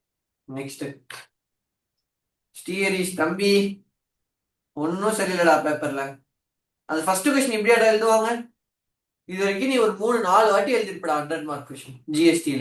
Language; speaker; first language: Tamil; native; Tamil